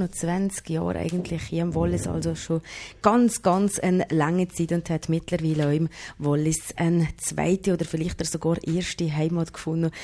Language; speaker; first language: German; native; German